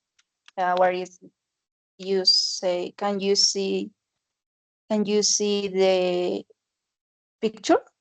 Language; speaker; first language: English; non-native, learner; Spanish